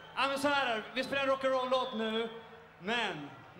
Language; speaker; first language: Swedish; native; Swedish